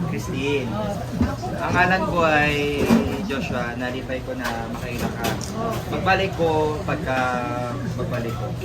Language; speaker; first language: Cebuano; non-native, learner; Korean